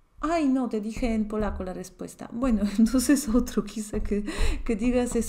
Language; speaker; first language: Spanish; non-native, fluent; Polish